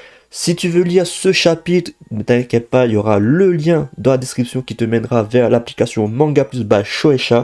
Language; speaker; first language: French; native; French